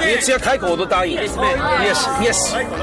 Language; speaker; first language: Chinese; native; Chinese